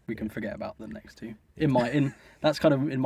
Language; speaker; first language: English; native; English